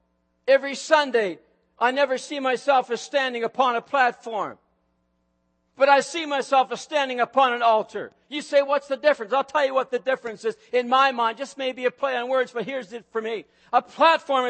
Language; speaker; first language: English; native; English